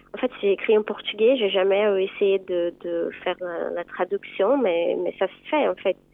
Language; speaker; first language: French; non-native, fluent; Portuguese